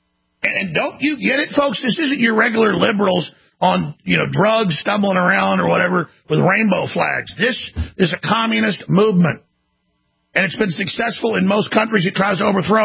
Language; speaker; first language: English; native; English